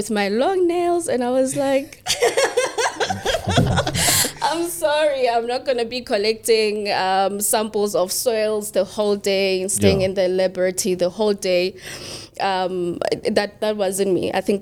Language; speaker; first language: English; non-native, local second language; Southern Sotho